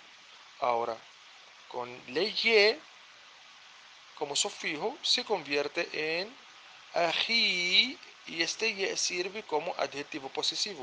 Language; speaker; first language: Spanish; non-native, fluent; Arabic